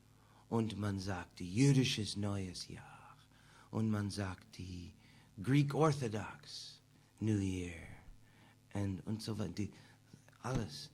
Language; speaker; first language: German; non-native, learner; English